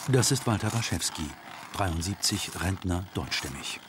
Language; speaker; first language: German; native; German